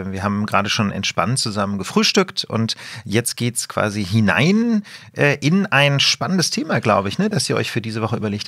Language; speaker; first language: German; native; German